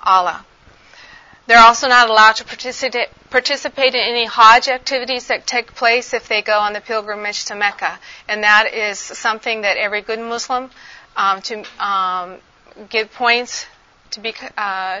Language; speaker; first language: English; native; English